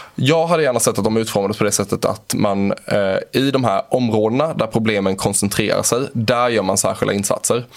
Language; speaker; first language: Swedish; native; Swedish